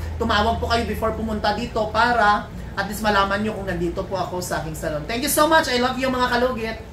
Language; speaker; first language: Filipino; non-native, local second language; Cebuano